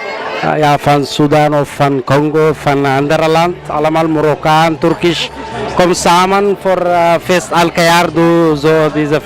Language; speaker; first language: Dutch; non-native, learner; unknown